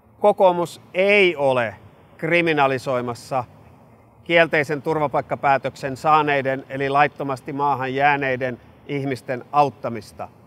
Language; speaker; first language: Finnish; native; Finnish